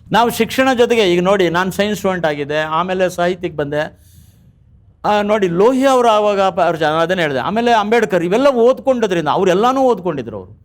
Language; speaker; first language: Kannada; native; Kannada